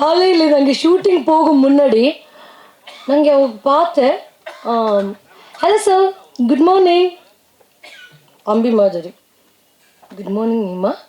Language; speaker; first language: Tamil; non-native, learner; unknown